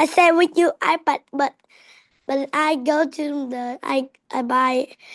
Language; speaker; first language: English; non-native, learner; Vietnamese